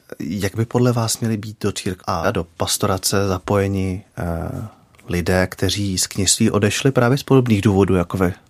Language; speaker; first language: Czech; native; Czech